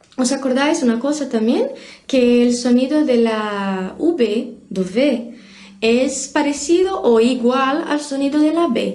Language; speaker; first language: Spanish; non-native, fluent; Portuguese